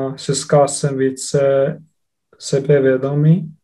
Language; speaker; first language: Czech; non-native, fluent; Estonian